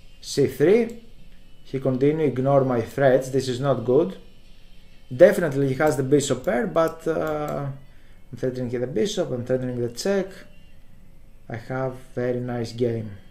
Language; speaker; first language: English; non-native, fluent; Greek